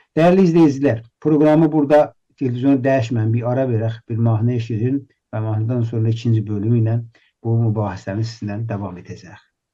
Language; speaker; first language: Azerbaijani; native; Azerbaijani